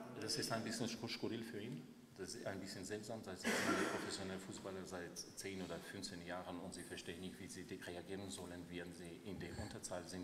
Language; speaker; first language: German; non-native, fluent; Russian